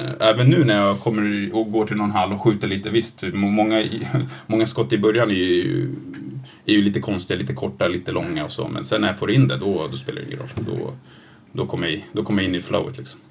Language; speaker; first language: Swedish; early bilingual, other home language; Bosnian